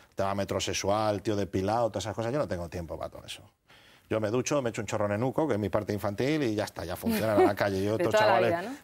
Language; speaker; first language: Spanish; native; Spanish